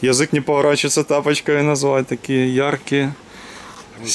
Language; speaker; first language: Russian; native; Russian